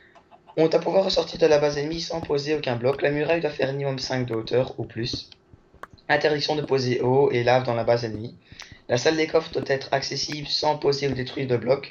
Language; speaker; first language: French; native; French